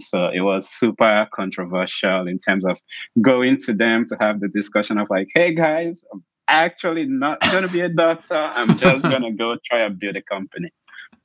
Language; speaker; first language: English; non-native, local second language; Igbo